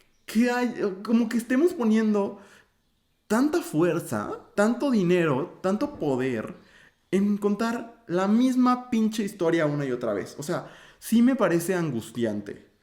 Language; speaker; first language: Spanish; native; Spanish